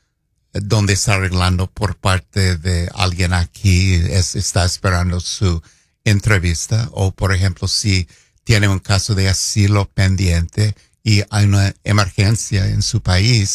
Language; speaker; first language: Spanish; non-native, fluent; English